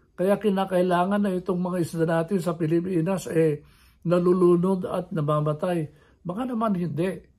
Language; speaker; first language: Filipino; non-native, local second language; Iloko